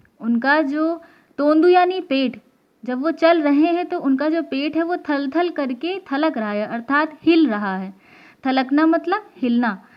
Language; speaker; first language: Hindi; native; Hindi